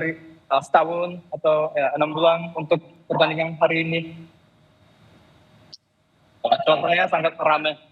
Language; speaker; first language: Indonesian; non-native, fluent; Japanese